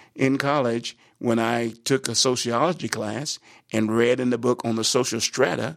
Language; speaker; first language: English; native; English